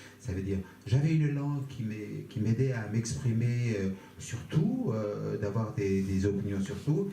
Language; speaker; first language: French; non-native, fluent; Kurdish